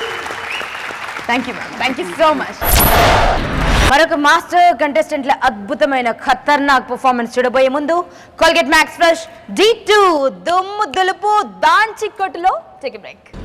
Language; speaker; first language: Telugu; native; Telugu